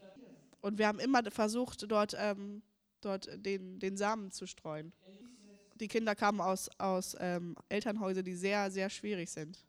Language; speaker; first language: German; early bilingual, heritage; German